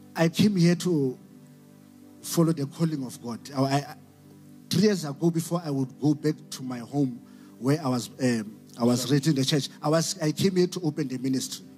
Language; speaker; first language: English; non-native, local second language; Southern Sotho